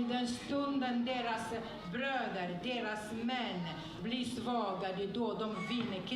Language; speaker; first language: Swedish; non-native, fluent; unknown